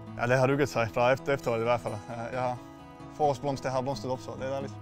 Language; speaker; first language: Danish; non-native, fluent; Finnish